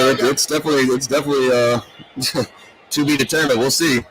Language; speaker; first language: English; native; English